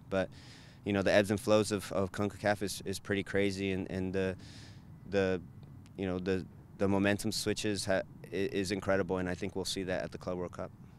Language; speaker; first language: English; early bilingual, other home language; Spanish